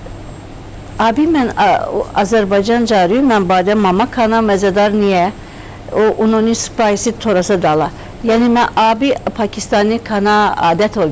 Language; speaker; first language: Hindi; non-native, learner; Turkish